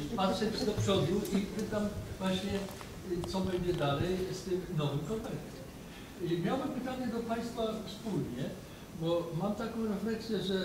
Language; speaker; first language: Polish; native; Polish